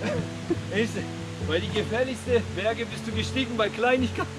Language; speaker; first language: German; early bilingual, other home language; Turkish